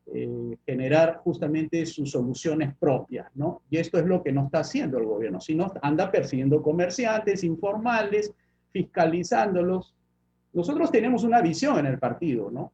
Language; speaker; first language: Spanish; native; Spanish